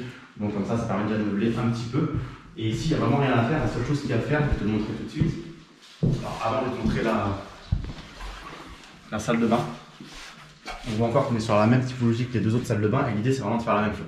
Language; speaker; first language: French; native; French